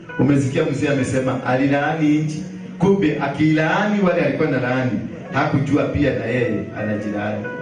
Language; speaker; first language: Swahili; non-native, local second language; Kikuyu